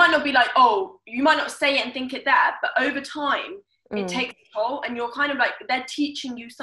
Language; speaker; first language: English; native; English